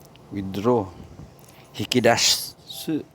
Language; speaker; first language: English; non-native, local second language; Cebuano